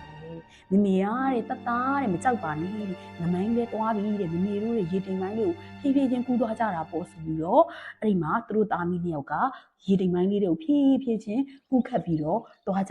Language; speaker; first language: Burmese; native; Burmese